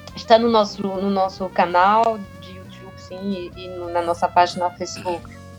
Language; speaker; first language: Portuguese; non-native, fluent; French